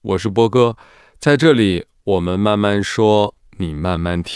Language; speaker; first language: Chinese; non-native, fluent; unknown